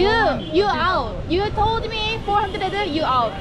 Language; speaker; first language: English; non-native, learner; Korean